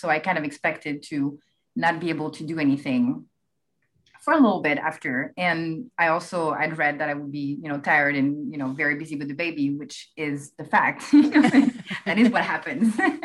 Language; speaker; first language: English; non-native, fluent; French